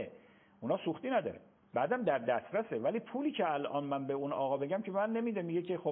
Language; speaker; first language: Persian; native; Persian